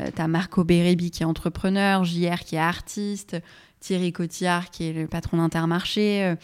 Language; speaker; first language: French; non-native, local second language; Arabic